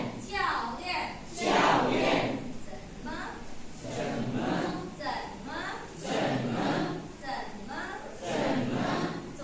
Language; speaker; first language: Chinese; non-native, learner; Indonesian